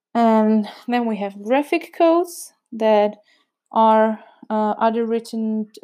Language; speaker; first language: English; non-native, fluent; Czech